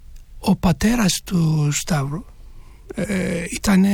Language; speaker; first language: Greek; non-native, fluent; Turkish